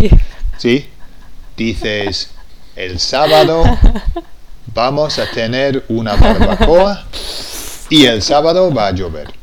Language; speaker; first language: Spanish; non-native, fluent; English